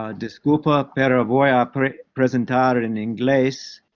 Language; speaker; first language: Spanish; non-native, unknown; English